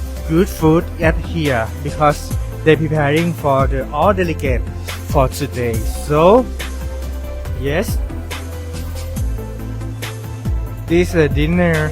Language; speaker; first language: English; non-native, learner; Thai